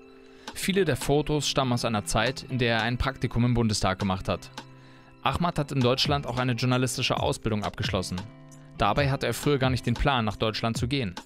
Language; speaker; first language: German; native; German